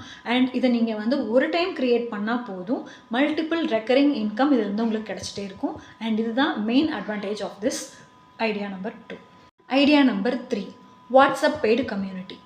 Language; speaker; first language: Tamil; native; Tamil